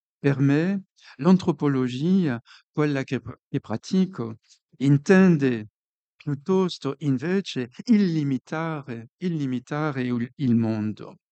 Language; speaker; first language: Italian; non-native, fluent; French